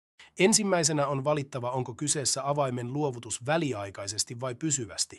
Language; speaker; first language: Finnish; native; Finnish